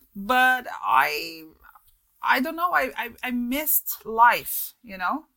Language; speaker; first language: English; non-native, fluent; Portuguese